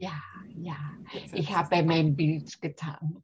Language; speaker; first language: German; non-native, fluent; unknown